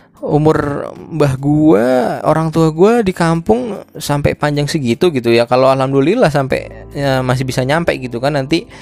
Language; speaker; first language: Indonesian; native; Indonesian